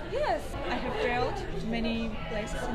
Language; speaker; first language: English; non-native, learner; Russian